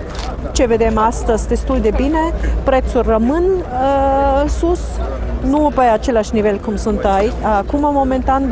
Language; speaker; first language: Romanian; non-native, fluent; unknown